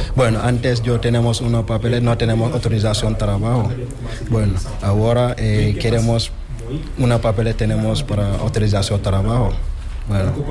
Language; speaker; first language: Spanish; non-native, learner; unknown